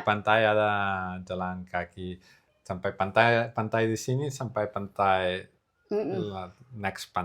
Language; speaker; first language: Indonesian; non-native, learner; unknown